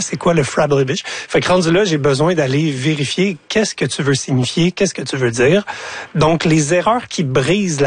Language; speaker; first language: French; native; French